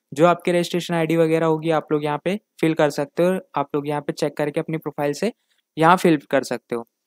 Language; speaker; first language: Hindi; native; Hindi